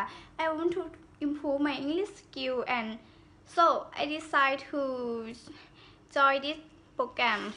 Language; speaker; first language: English; non-native, learner; Thai